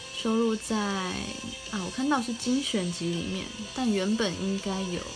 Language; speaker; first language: Chinese; non-native, local second language; Min Nan Chinese